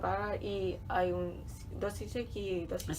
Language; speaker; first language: Spanish; non-native, learner; English